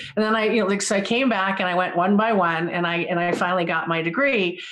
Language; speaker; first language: English; native; English